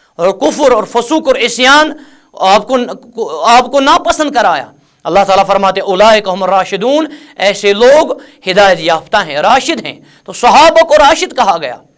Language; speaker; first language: Urdu; non-native, local second language; Kashmiri